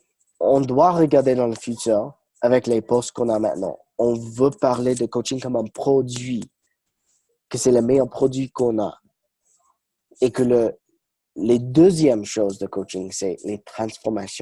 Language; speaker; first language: French; non-native, fluent; English